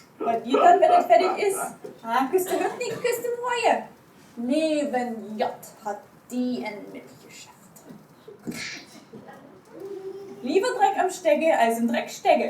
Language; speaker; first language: German; native; German